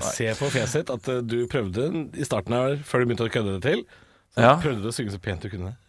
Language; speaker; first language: Norwegian; native; Norwegian